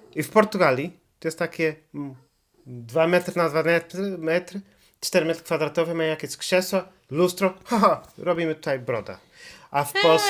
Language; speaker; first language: Polish; non-native, learner; Portuguese